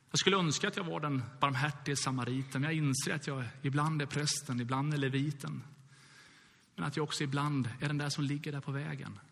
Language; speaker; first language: Swedish; native; Swedish